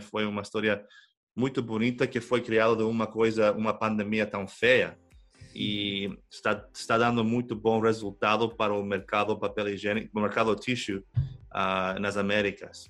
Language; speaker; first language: Portuguese; non-native, fluent; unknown